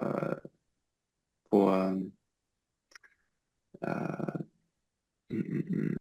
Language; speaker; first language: French; non-native, learner; English